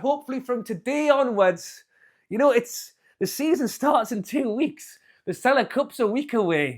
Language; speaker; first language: English; native; English